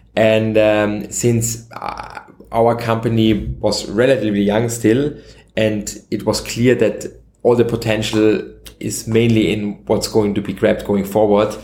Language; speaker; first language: English; non-native, fluent; German